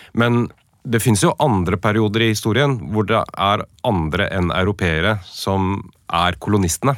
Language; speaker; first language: Norwegian; native; Norwegian